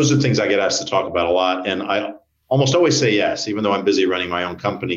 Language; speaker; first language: English; native; English